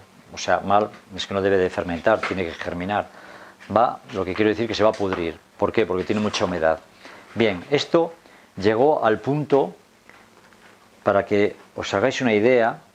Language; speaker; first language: Spanish; native; Spanish